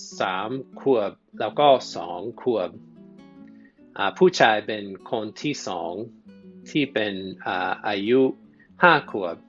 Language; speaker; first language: Thai; non-native, fluent; English